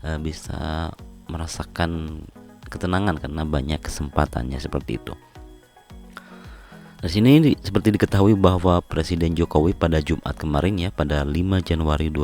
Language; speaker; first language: Indonesian; native; Indonesian